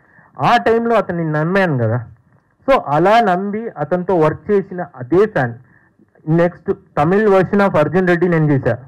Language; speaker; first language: Telugu; non-native, fluent; Tamil